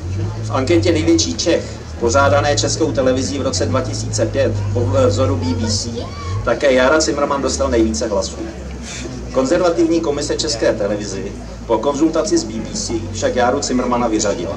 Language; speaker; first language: Czech; native; Czech